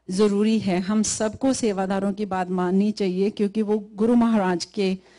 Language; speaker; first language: Hindi; native; Hindi